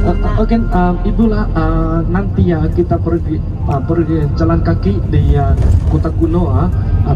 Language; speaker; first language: Indonesian; non-native, learner; Vietnamese